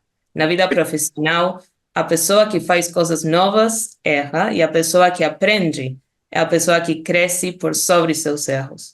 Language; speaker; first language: Portuguese; non-native, fluent; Spanish